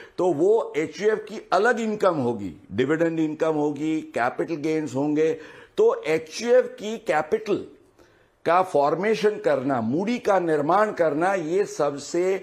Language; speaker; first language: Hindi; non-native, local second language; Gujarati